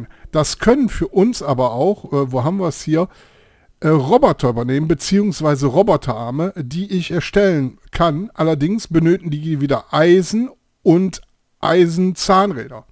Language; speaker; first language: German; native; German